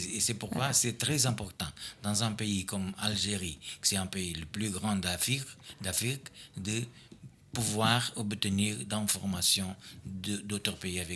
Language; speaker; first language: French; non-native, fluent; Portuguese